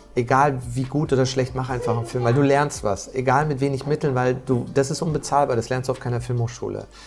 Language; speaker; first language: German; early bilingual, other home language; Turkish